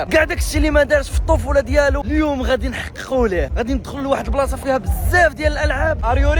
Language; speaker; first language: Arabic; native; Arabic